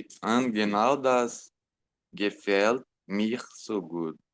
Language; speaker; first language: German; non-native, learner; Portuguese